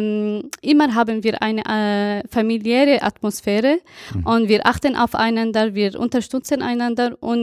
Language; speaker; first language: German; non-native, fluent; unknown